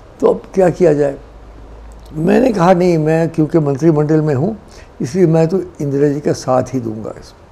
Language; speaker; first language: Hindi; non-native, local second language; Dogri